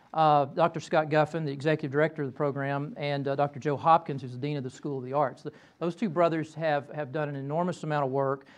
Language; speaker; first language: English; native; English